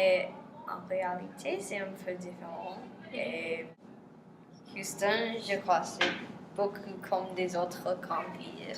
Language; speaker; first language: French; non-native, learner; English